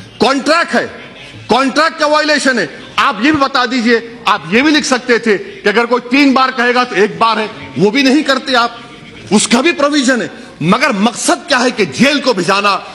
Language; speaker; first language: Urdu; native; Urdu